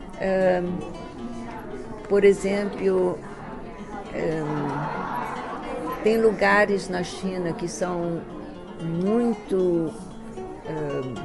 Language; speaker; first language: Portuguese; early bilingual, other home language; Chinese